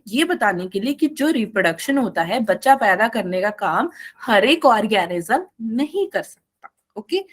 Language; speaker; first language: Hindi; non-native, local second language; Malayalam